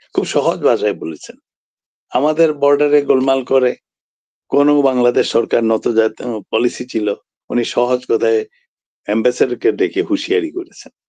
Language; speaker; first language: Bangla; native; Bangla